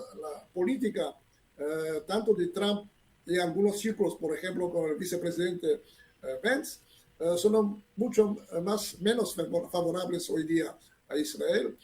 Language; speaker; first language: Spanish; non-native, fluent; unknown